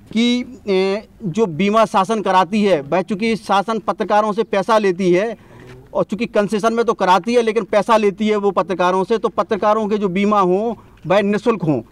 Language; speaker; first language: Hindi; native; Hindi